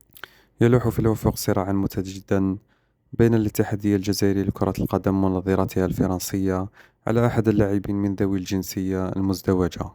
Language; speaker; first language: Arabic; native; Arabic